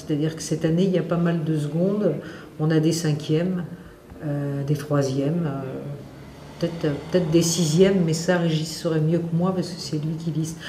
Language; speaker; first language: French; native; French